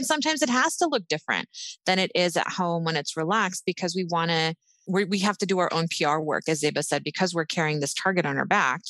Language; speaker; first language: English; native; English